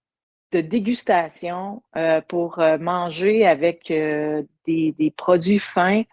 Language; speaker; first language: French; native; French